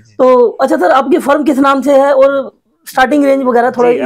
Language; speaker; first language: Hindi; native; Hindi